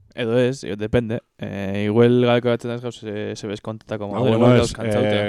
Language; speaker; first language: Basque; native; Basque